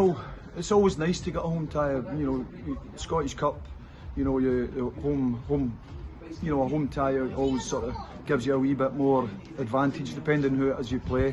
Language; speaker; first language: English; native; English